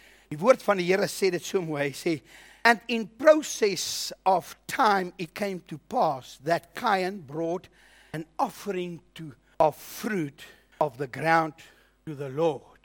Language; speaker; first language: English; non-native, local second language; Afrikaans